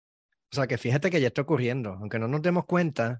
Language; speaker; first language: Spanish; native; Spanish